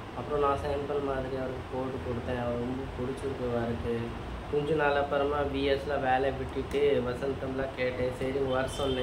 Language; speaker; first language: Tamil; non-native, fluent; Hindi